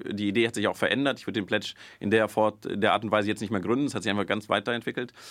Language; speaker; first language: German; early bilingual, other home language; Russian